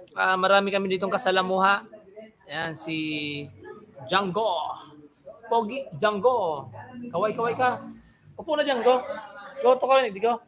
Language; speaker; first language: Filipino; non-native, local second language; Bikol